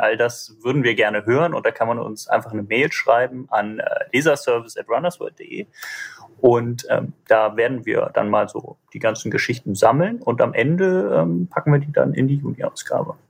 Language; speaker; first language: German; native; German